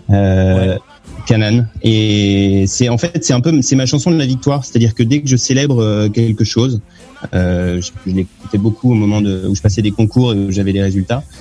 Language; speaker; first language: French; native; French